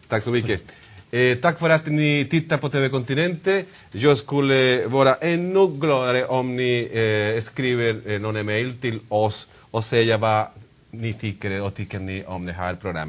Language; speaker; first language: Swedish; non-native, fluent; Spanish